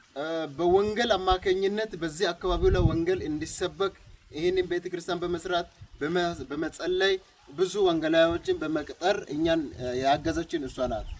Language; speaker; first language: Amharic; non-native, local second language; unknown